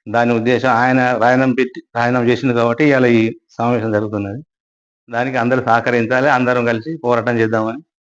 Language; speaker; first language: Telugu; native; Telugu